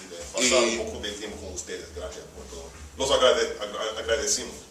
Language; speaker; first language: Spanish; early bilingual, heritage; Spanish